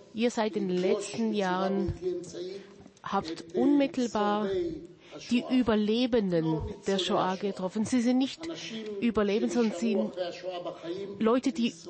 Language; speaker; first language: German; non-native, fluent; Hebrew